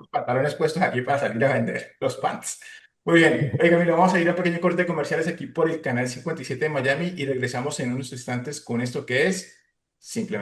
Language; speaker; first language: Spanish; native; Spanish